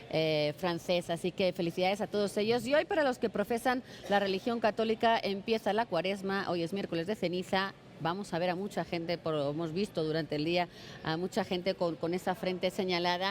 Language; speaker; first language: Spanish; native; Spanish